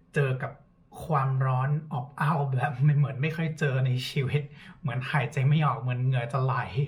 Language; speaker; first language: Thai; non-native, fluent; English